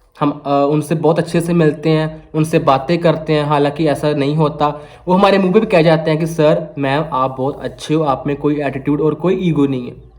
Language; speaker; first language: Hindi; non-native, local second language; Punjabi